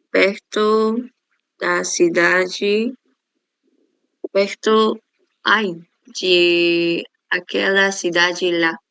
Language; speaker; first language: Portuguese; non-native, learner; Spanish